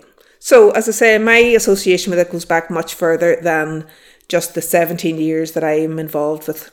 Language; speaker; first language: English; native; English